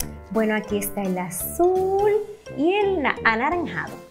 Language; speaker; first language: Spanish; native; Spanish